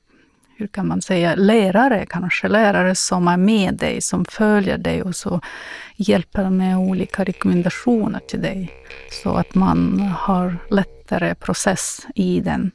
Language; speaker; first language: Swedish; non-native, fluent; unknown